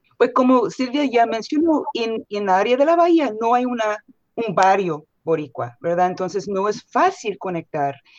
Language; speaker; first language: Spanish; non-native, fluent; English